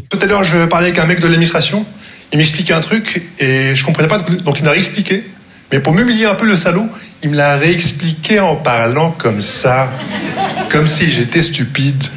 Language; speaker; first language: French; non-native, local second language; Arabic